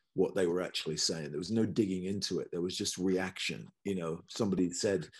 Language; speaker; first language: English; native; English